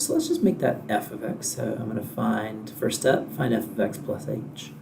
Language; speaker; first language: English; native; English